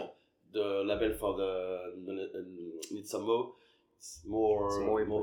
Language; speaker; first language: English; non-native, learner; French